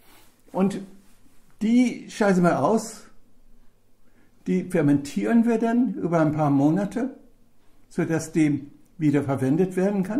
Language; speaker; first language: German; non-native, fluent; English